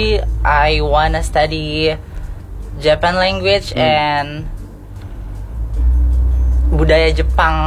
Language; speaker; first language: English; non-native, learner; Indonesian